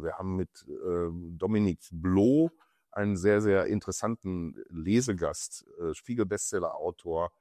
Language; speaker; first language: German; native; German